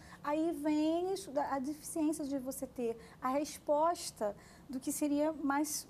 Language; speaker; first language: Portuguese; native; Portuguese